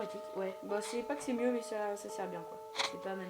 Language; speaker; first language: French; native; French